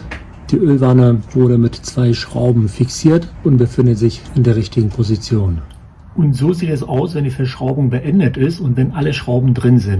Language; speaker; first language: German; native; German